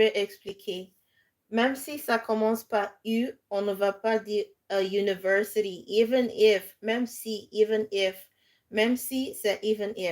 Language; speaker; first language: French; non-native, fluent; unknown